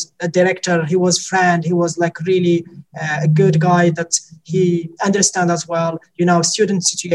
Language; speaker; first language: English; non-native, fluent; Arabic